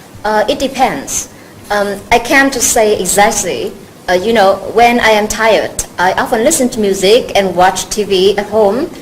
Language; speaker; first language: English; non-native, learner; Vietnamese